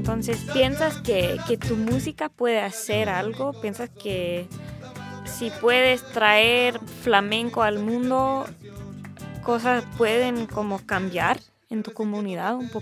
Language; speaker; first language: Spanish; early bilingual, heritage; English